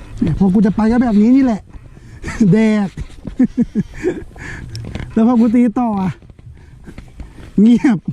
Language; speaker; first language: Thai; non-native, local second language; Northeastern Thai